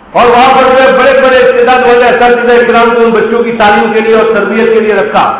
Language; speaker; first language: Urdu; non-native, local second language; Gujarati